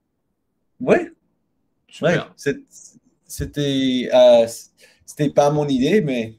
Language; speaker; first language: French; non-native, learner; English